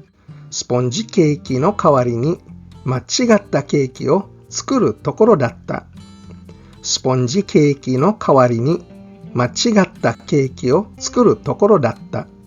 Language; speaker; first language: Japanese; non-native, fluent; English